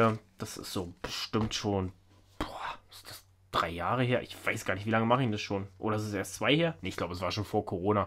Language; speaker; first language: German; native; German